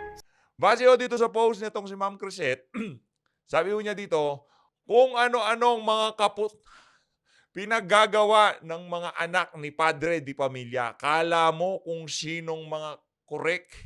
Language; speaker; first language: Filipino; native; Filipino